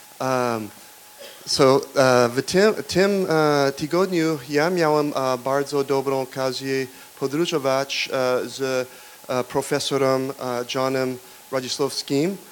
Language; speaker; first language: Polish; non-native, learner; English